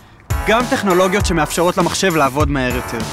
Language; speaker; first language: Hebrew; native; Hebrew